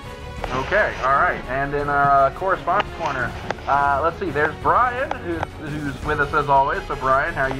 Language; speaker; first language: English; native; English